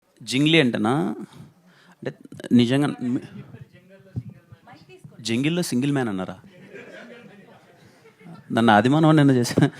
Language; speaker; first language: Telugu; native; Telugu